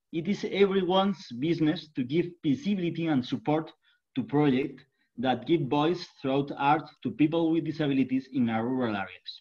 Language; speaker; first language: English; non-native, learner; Spanish